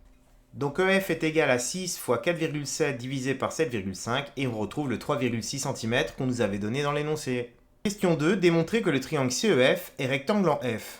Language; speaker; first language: French; native; French